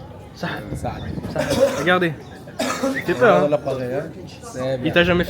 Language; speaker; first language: French; native; French